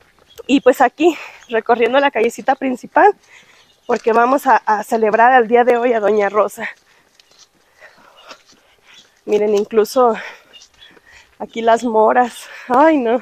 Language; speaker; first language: Spanish; native; Spanish